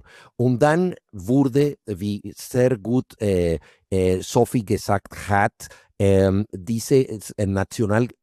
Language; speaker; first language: German; non-native, fluent; Spanish